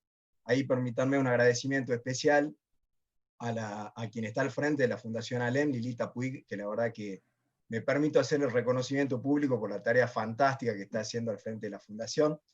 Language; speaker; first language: Spanish; native; Spanish